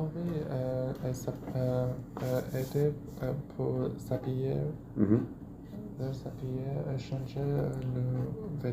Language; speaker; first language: French; non-native, learner; Chinese